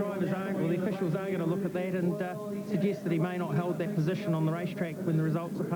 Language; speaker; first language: English; native; English